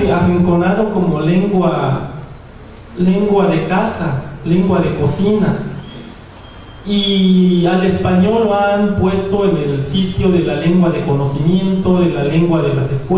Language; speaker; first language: Spanish; non-native, local second language; Zapotec